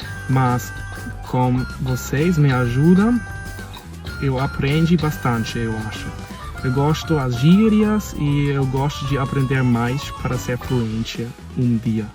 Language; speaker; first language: Portuguese; non-native, learner; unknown